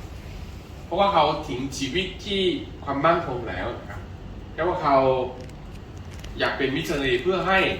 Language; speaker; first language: Thai; non-native, fluent; Korean